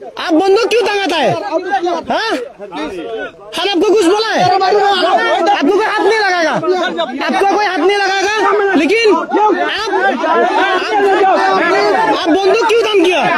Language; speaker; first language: Hindi; non-native, learner; Bangla